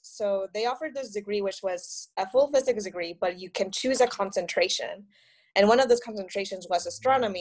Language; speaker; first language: English; non-native, fluent; Spanish